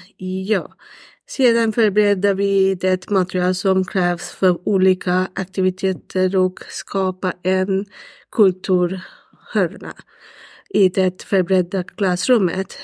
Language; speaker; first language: Swedish; non-native, learner; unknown